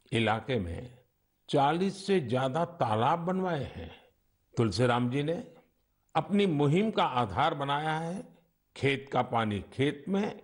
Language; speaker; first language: Hindi; non-native, local second language; Gujarati